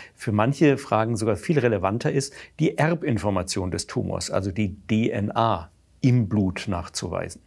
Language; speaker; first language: German; native; German